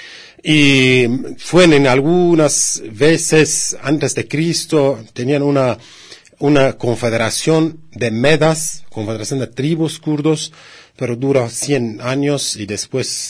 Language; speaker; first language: Spanish; non-native, learner; Kurdish